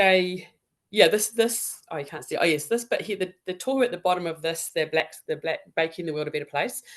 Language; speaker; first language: English; native; English